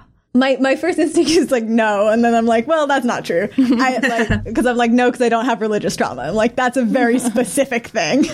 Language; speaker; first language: English; native; English